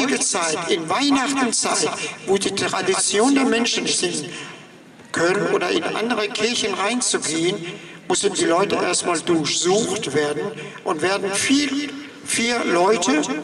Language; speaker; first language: German; non-native, fluent; Persian